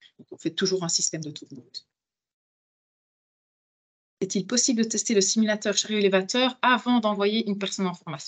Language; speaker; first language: French; native; French